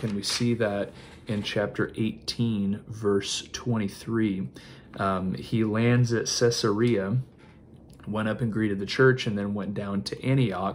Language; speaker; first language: English; native; English